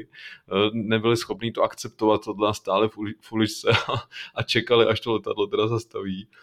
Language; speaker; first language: Czech; native; Czech